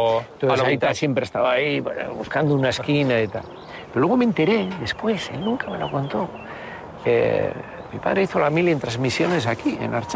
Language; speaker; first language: Spanish; native; Spanish